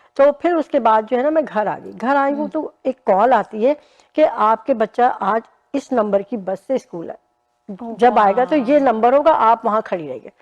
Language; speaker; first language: Urdu; native; Urdu